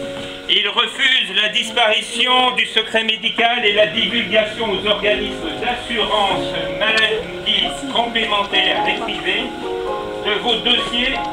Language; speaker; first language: French; native; French